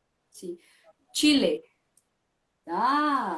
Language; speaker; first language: Spanish; non-native, fluent; Portuguese